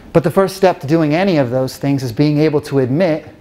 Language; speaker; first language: English; native; English